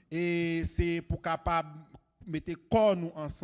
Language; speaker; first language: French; non-native, local second language; Haitian Creole